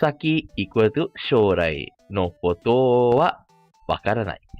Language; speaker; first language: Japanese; non-native, fluent; Malay